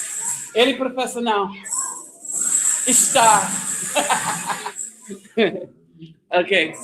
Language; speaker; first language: Portuguese; non-native, learner; English